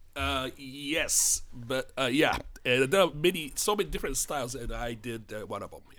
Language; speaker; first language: English; non-native, fluent; Japanese